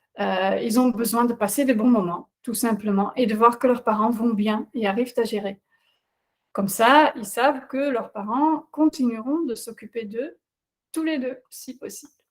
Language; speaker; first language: French; non-native, fluent; Dutch